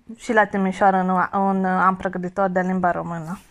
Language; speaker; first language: Romanian; non-native, fluent; Hungarian